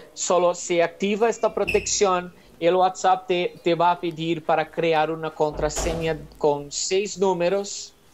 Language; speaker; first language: Spanish; non-native, fluent; Portuguese